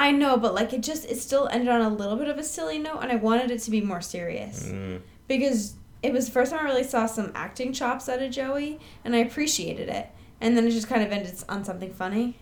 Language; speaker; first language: English; native; English